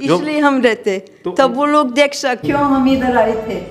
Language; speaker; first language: Hindi; non-native, fluent; English